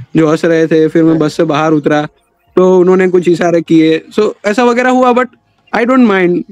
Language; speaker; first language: Hindi; non-native, local second language; Gujarati